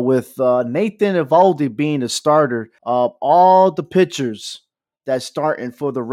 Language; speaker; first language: English; native; English